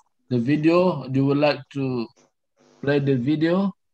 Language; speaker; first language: English; non-native, fluent; Indonesian